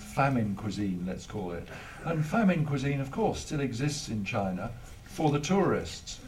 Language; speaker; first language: English; native; English